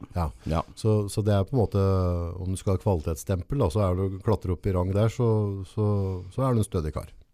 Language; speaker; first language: Norwegian; native; Norwegian